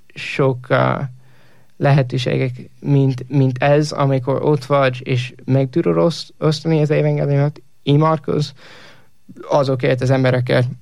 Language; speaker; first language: Hungarian; non-native, learner; English